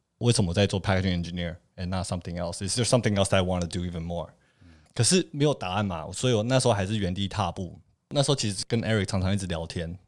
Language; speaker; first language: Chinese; early bilingual, heritage; Chinese